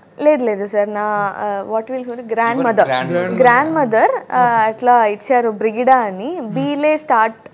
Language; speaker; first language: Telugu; non-native, learner; Tamil